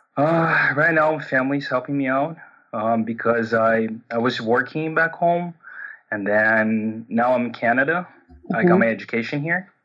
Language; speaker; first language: English; non-native, fluent; Portuguese